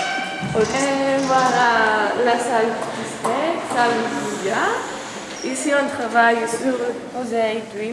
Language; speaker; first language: French; non-native, learner; Greek